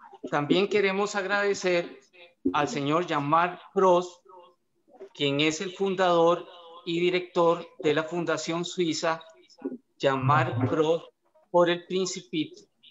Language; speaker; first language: Spanish; native; Spanish